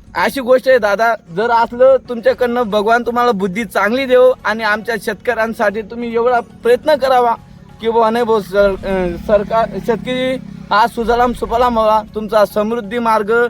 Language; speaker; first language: Marathi; native; Marathi